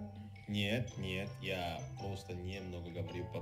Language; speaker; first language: Russian; non-native, learner; Indonesian